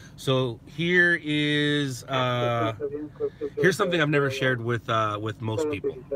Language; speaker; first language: English; native; English